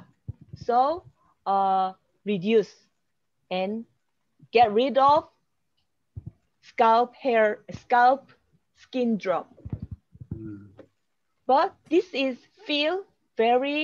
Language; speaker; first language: English; non-native, learner; Korean